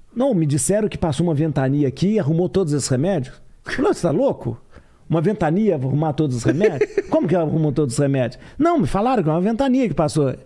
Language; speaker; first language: Portuguese; native; Portuguese